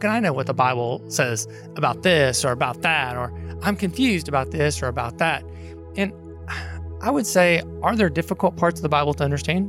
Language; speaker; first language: English; native; English